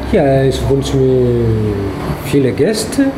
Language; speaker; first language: German; non-native, learner; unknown